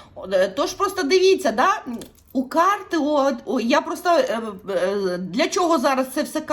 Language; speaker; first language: Ukrainian; non-native, local second language; Russian